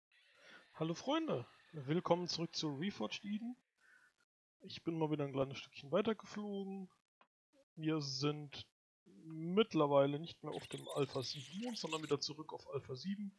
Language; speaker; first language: German; native; German